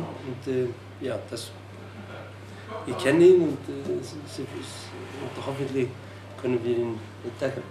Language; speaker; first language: German; non-native, learner; Icelandic